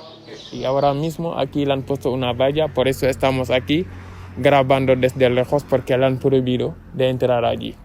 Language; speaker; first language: Spanish; non-native, fluent; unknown